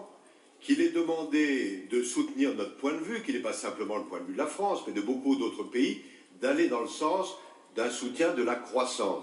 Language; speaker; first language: French; native; French